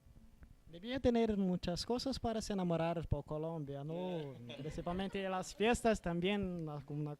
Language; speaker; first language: Spanish; non-native, learner; Portuguese